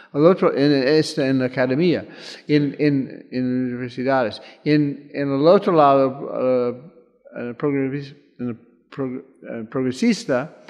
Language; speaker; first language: Spanish; non-native, fluent; English